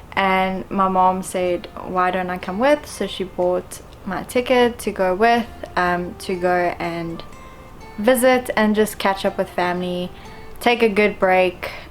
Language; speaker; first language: English; native; English